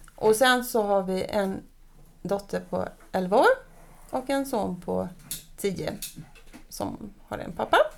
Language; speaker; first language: Swedish; native; Swedish